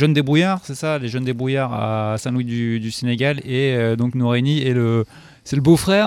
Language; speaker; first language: French; native; French